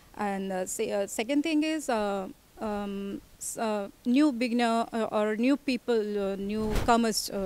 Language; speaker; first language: English; non-native, local second language; Odia